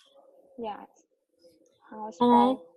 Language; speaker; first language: English; non-native, learner; Vietnamese